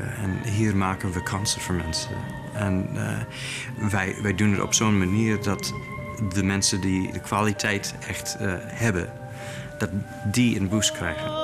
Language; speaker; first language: Dutch; non-native, fluent; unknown